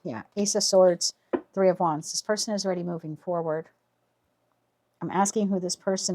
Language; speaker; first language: English; native; English